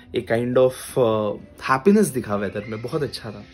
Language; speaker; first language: Hindi; non-native, local second language; Marathi